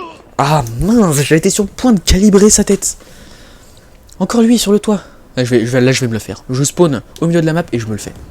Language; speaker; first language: French; native; French